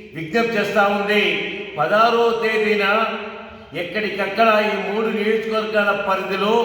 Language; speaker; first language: Telugu; native; Telugu